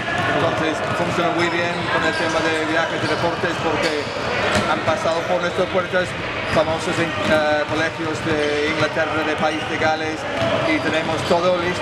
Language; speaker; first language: Spanish; non-native, fluent; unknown